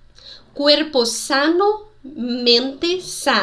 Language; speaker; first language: Spanish; non-native, fluent; Portuguese